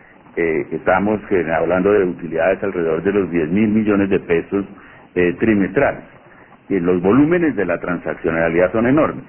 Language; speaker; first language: Spanish; native; Spanish